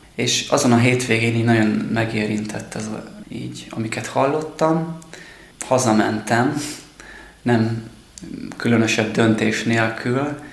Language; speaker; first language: Hungarian; native; Hungarian